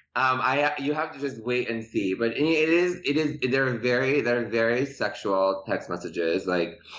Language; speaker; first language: English; early bilingual, other home language; Persian